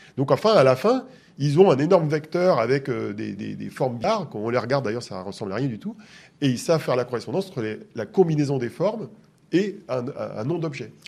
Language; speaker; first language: French; native; French